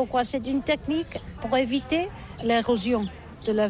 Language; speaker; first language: French; non-native, learner; Catalan